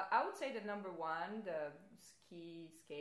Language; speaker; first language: English; non-native, fluent; Portuguese